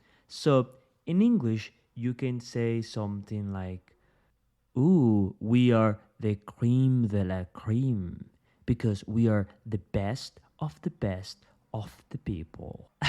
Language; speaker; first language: English; non-native, fluent; Spanish